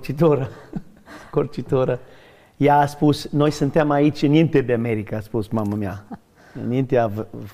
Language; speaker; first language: Romanian; non-native, learner; English